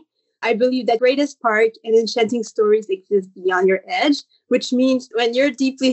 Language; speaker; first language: English; native; English